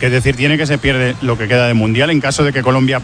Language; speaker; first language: Spanish; native; Spanish